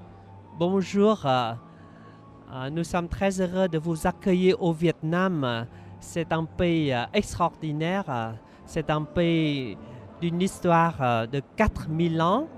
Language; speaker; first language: French; non-native, fluent; Vietnamese